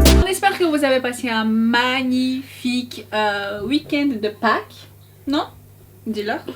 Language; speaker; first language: French; native; French